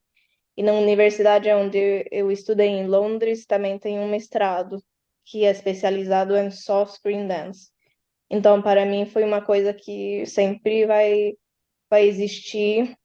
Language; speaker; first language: Portuguese; early bilingual, heritage; Portuguese